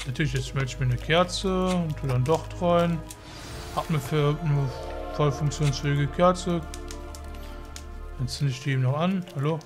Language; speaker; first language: German; native; German